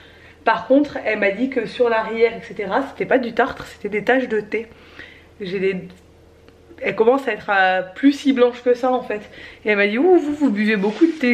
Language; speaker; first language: French; native; French